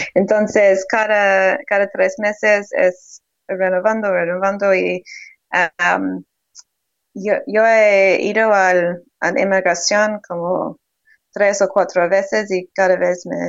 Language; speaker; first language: Spanish; non-native, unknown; English